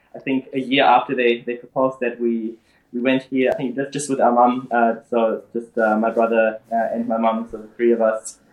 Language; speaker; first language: English; early bilingual, other home language; German